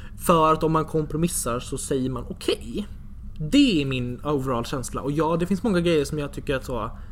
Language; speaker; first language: Swedish; native; Swedish